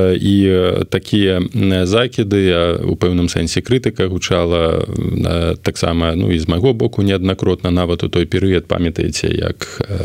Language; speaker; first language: Belarusian; non-native, local second language; Russian